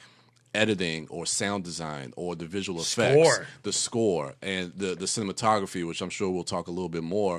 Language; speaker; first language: English; native; English